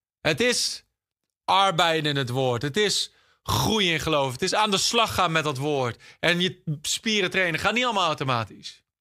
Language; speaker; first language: Dutch; non-native, fluent; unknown